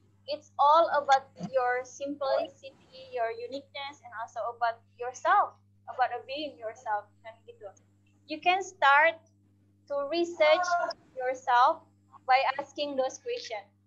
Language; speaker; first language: English; non-native, fluent; Indonesian